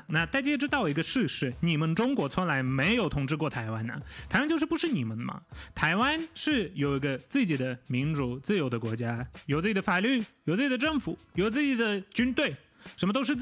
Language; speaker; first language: Chinese; non-native, fluent; Polish